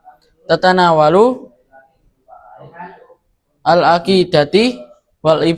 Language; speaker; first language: Arabic; non-native, fluent; Indonesian